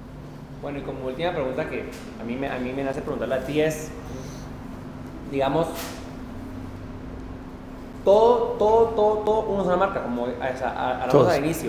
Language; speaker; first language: Spanish; native; Spanish